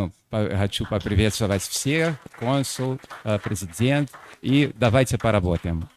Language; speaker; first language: Russian; non-native, fluent; Portuguese